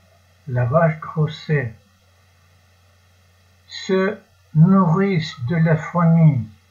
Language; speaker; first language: French; non-native, learner; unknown